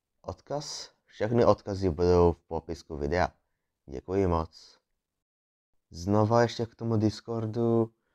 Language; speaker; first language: Czech; early bilingual, other home language; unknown